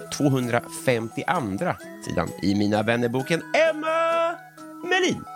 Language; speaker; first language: Swedish; native; Swedish